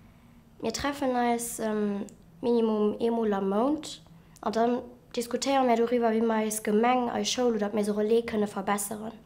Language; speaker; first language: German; non-native, local second language; Luxembourgish